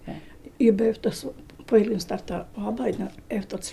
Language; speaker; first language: Danish; non-native, learner; Bosnian